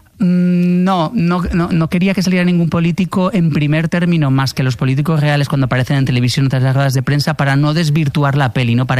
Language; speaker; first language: Spanish; native; Spanish